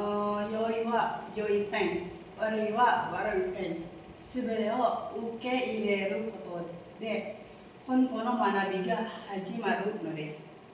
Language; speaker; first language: Japanese; non-native, learner; Indonesian